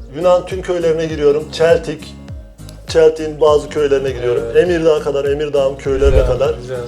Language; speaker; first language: Turkish; native; Turkish